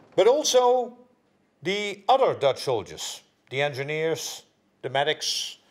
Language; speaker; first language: English; non-native, fluent; Dutch